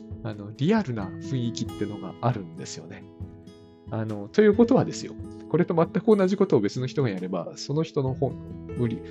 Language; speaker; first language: Japanese; native; Japanese